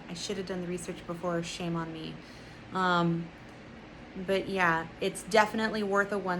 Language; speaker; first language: English; native; English